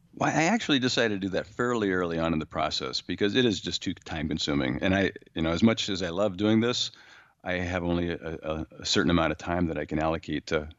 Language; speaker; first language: English; native; English